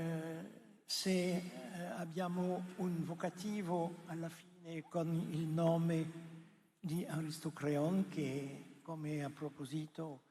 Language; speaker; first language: Italian; non-native, fluent; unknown